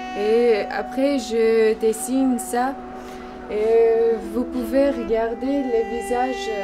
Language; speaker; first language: French; non-native, learner; Armenian